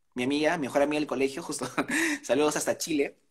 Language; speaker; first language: Spanish; native; Spanish